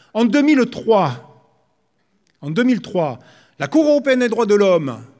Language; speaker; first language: French; native; French